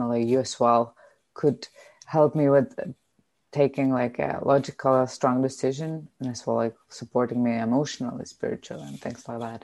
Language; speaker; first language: English; non-native, fluent; Lithuanian